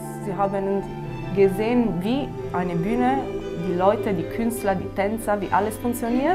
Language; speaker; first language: German; non-native, fluent; Italian